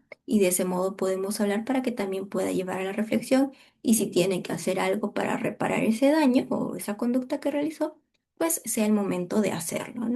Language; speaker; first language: Spanish; native; Spanish